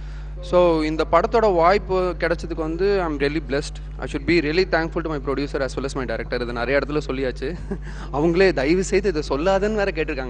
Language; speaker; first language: Tamil; native; Tamil